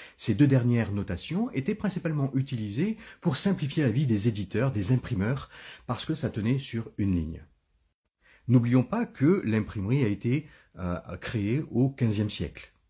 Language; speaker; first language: French; native; French